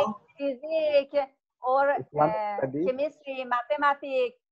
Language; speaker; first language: English; non-native, learner; Persian